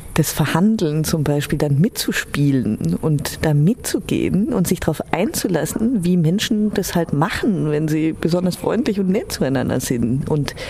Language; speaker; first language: German; early bilingual, heritage; German